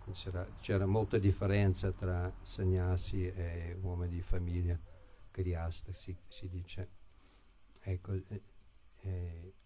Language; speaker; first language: Italian; non-native, fluent; English